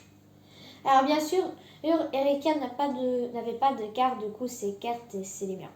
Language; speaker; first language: French; native; French